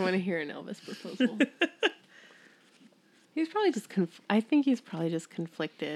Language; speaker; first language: English; native; English